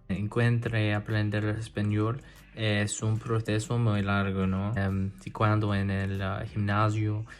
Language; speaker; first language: Spanish; non-native, learner; English